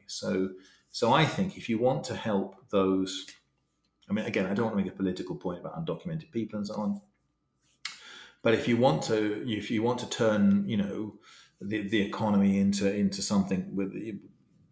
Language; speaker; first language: English; native; English